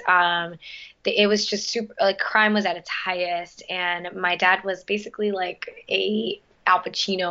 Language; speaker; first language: English; early bilingual, other home language; Spanish